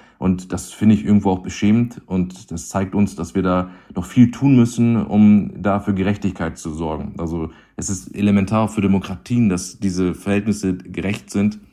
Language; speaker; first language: German; native; German